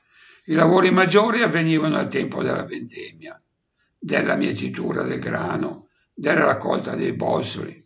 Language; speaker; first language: Italian; native; Italian